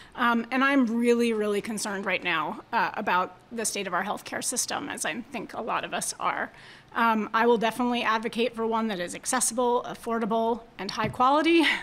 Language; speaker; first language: English; native; English